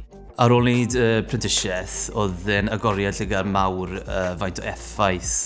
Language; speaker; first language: Welsh; native; Welsh